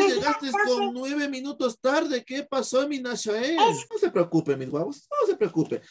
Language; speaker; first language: Spanish; native; Spanish